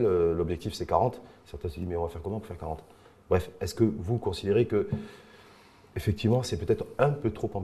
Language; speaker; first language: French; non-native, local second language; Arabic